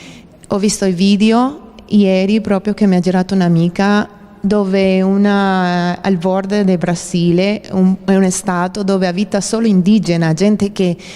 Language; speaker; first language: Italian; non-native, fluent; Spanish